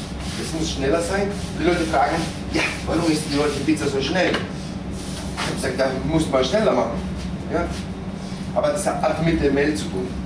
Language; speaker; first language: German; non-native, fluent; Italian